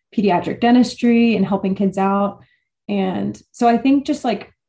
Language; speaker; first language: English; native; English